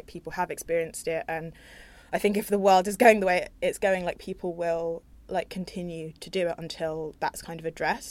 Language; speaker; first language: English; native; English